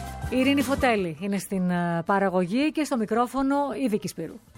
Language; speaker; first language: Greek; native; Greek